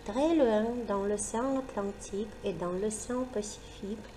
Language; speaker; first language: French; non-native, fluent; Ukrainian